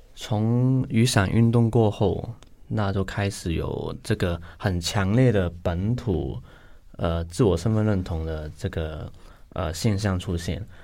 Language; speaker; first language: Chinese; non-native, local second language; Cantonese